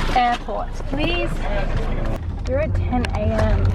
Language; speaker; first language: English; native; English